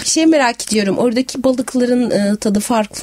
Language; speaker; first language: Turkish; non-native, fluent; Arabic